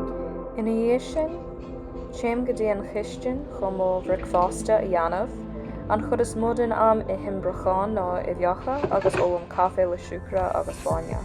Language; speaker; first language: Irish; non-native, learner; English